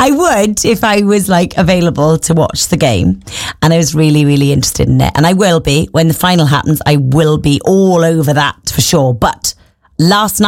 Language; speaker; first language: English; native; English